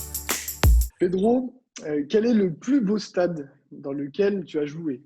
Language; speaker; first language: French; native; French